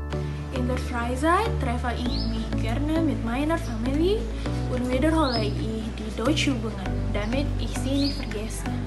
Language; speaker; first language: German; non-native, learner; Indonesian